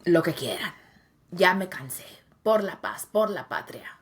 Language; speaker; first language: Spanish; early bilingual, heritage; Spanish